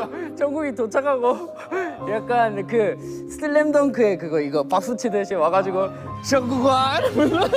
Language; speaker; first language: Korean; native; Korean